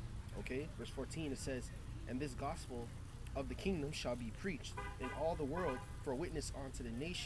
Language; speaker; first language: English; native; English